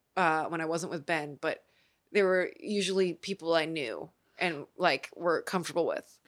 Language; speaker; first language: English; native; English